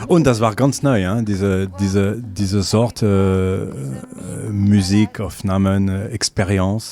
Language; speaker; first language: German; non-native, learner; French